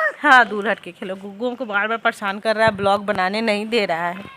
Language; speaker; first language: Hindi; native; Hindi